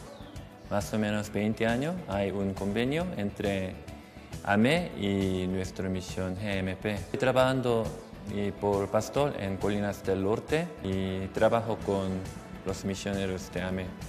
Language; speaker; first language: Spanish; non-native, learner; Korean